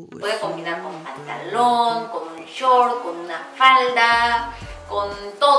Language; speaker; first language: Spanish; non-native, fluent; Korean